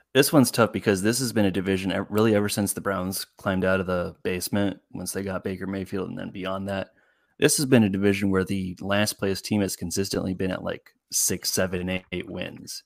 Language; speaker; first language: English; native; English